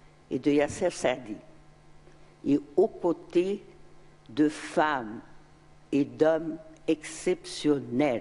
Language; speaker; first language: French; non-native, local second language; Arabic